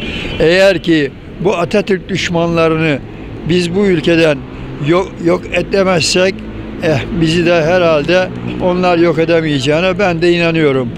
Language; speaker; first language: Turkish; native; Turkish